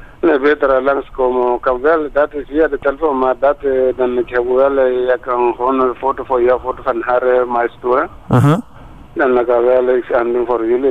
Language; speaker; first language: Dutch; non-native, learner; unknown